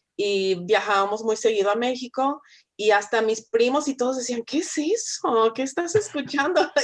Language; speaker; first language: Spanish; early bilingual, heritage; Spanish